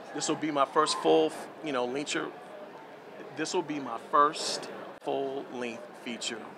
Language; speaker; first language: English; native; English